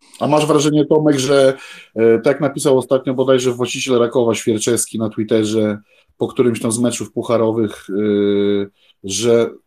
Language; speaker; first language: Polish; native; Polish